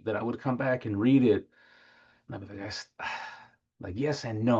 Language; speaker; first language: English; native; English